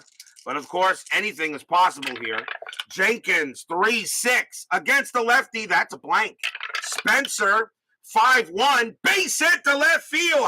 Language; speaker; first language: English; native; English